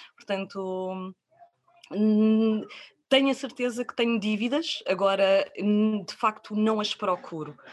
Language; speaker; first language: Portuguese; native; Portuguese